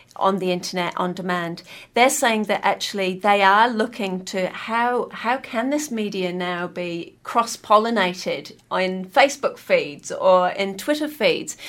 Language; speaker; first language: English; native; English